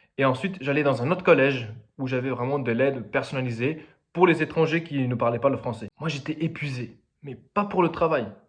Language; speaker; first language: French; non-native, fluent; Spanish